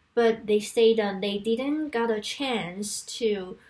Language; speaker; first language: English; non-native, fluent; Chinese